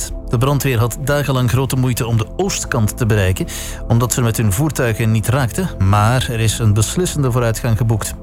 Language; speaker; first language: Dutch; native; Dutch